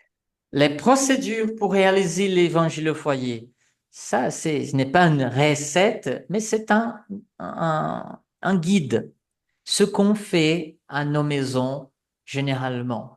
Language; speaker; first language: French; non-native, fluent; Portuguese